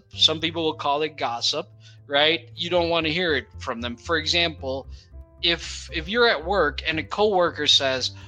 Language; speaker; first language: English; non-native, fluent; Portuguese